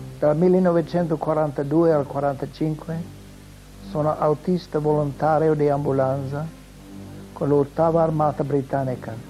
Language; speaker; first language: Italian; non-native, fluent; English